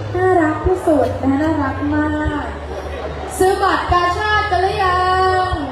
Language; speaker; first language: Thai; native; Thai